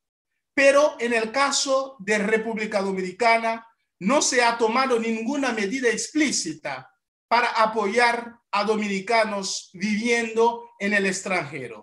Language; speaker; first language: Spanish; non-native, fluent; Haitian Creole